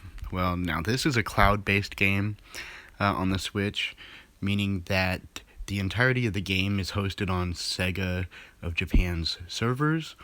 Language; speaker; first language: English; native; English